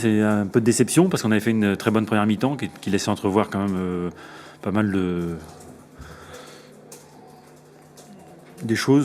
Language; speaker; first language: French; native; French